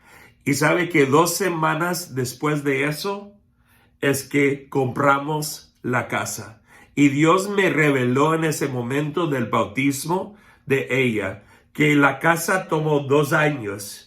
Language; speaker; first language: Spanish; non-native, fluent; English